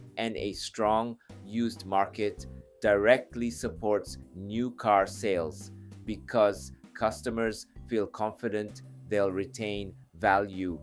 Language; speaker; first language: English; non-native, fluent; Japanese